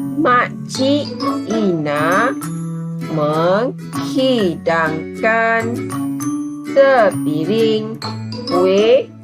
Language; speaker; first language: Malay; native; Malay